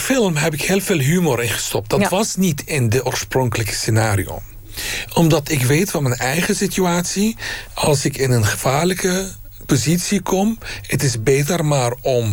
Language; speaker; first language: Dutch; non-native, fluent; Arabic